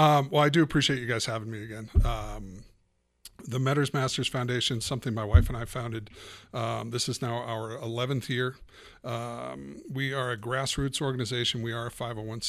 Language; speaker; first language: English; native; English